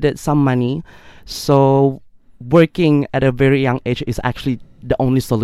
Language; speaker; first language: English; non-native, local second language; Malay